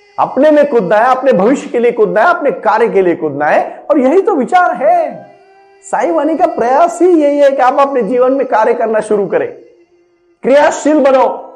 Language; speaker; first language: Hindi; non-native, local second language; Marathi